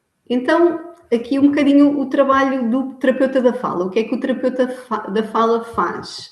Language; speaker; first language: Portuguese; native; Portuguese